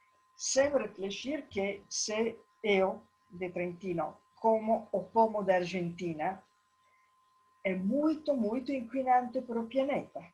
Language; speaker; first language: Portuguese; non-native, learner; Italian